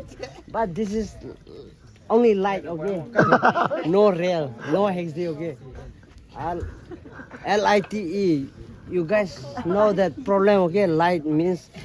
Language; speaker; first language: English; non-native, learner; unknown